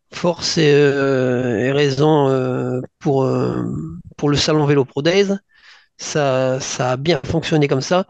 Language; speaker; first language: French; native; French